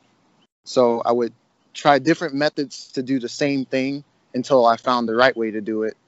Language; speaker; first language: English; native; English